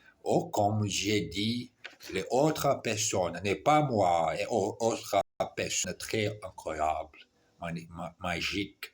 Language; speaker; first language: French; non-native, learner; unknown